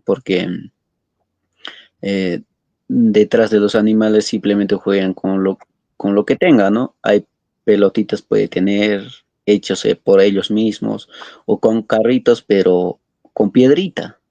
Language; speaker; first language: Spanish; non-native, local second language; Quechua